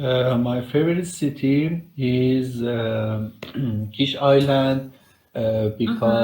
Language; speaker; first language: English; non-native, learner; Persian